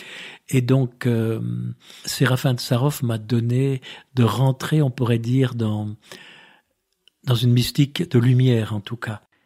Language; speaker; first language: French; native; French